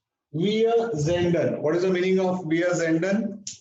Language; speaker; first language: German; non-native, fluent; Hindi